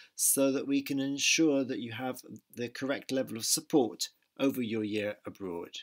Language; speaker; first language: English; native; English